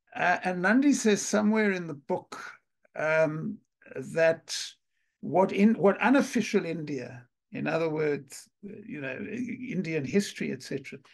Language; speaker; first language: English; native; English